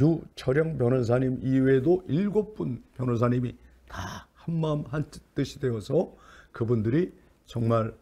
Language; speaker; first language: Korean; native; Korean